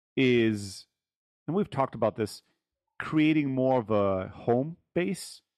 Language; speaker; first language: English; early bilingual, heritage; German